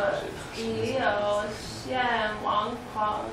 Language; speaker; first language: Chinese; non-native, learner; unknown